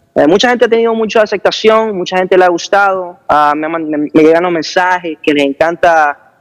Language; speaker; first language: Spanish; native; Spanish